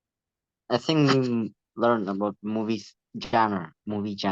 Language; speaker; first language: English; non-native, learner; Vietnamese